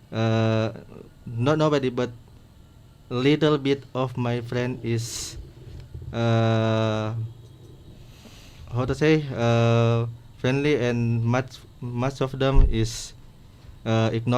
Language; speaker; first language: English; non-native, learner; Indonesian